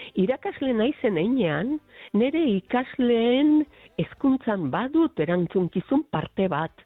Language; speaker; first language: Basque; native; Basque